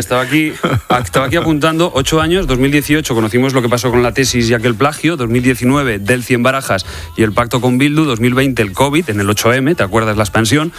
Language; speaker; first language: Spanish; native; Spanish